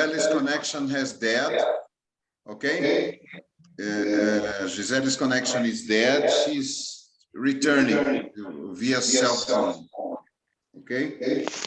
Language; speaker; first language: English; non-native, fluent; Portuguese